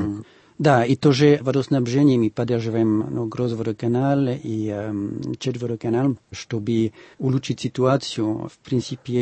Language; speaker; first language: Russian; non-native, fluent; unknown